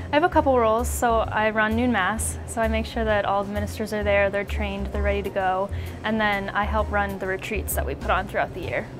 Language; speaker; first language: English; native; English